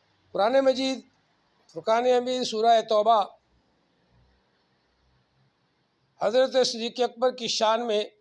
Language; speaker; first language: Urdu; non-native, local second language; Punjabi